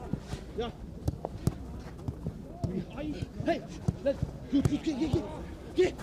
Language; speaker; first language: German; non-native, learner; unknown